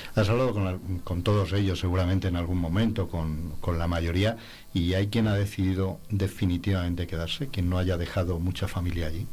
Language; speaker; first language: Spanish; native; Spanish